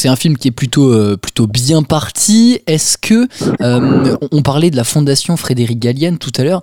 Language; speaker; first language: French; native; French